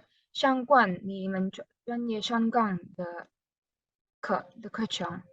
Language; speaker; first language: Chinese; non-native, learner; Indonesian